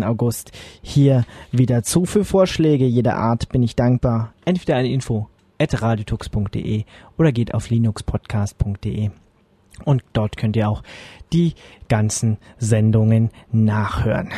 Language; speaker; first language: German; native; German